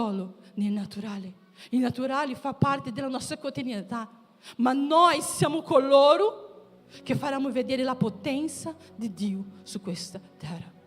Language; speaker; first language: Italian; non-native, fluent; Portuguese